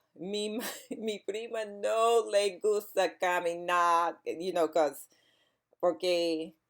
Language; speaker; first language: Spanish; non-native, learner; English